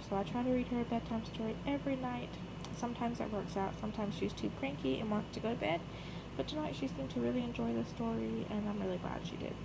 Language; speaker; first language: English; native; English